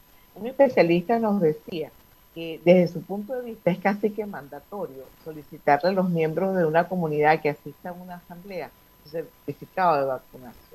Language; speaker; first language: Spanish; native; Spanish